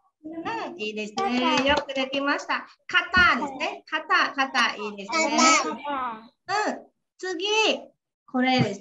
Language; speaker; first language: Japanese; non-native, fluent; Vietnamese